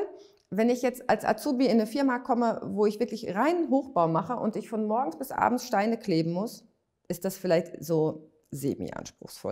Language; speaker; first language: German; native; German